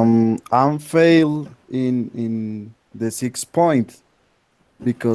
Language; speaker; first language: English; non-native, learner; Spanish